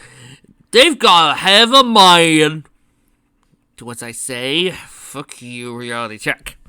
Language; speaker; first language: English; native; English